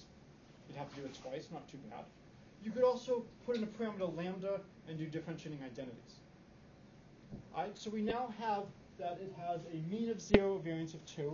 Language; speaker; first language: English; native; English